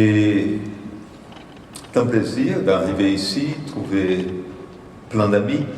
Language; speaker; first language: French; non-native, fluent; Portuguese